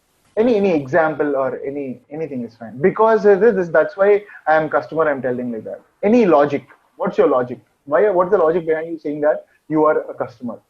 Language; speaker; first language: English; non-native, local second language; Hindi